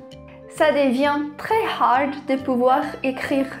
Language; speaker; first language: French; non-native, fluent; Portuguese